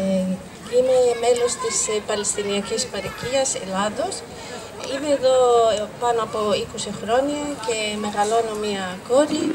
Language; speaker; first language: Greek; non-native, fluent; Arabic